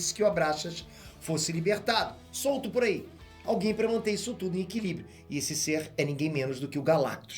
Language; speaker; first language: Portuguese; native; Portuguese